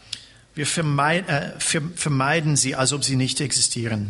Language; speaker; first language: German; non-native, fluent; English